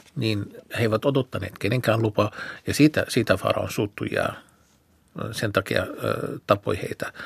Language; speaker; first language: Finnish; non-native, fluent; Arabic